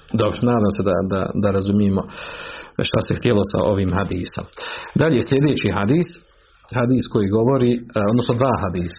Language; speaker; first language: Croatian; native; Croatian